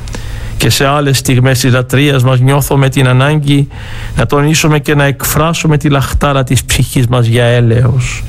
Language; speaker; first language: Greek; native; Greek